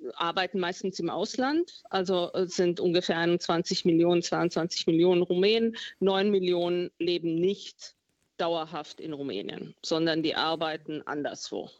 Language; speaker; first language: German; early bilingual, other home language; Romanian